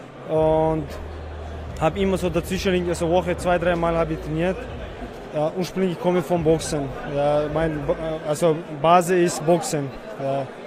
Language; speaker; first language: German; non-native, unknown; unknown